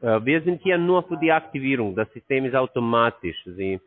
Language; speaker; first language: German; non-native, learner; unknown